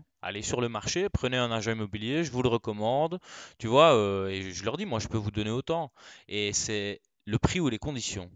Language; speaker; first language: French; native; French